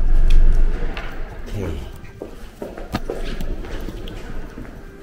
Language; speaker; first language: Russian; non-native, learner; Korean